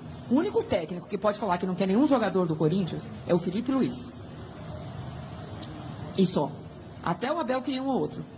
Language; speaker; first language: Portuguese; native; Portuguese